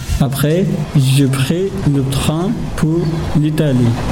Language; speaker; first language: French; non-native, learner; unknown